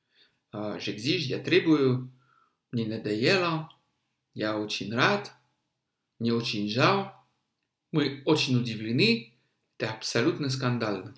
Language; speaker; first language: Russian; non-native, fluent; French